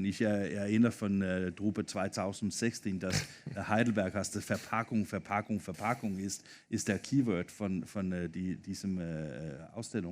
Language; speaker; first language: German; non-native, fluent; Danish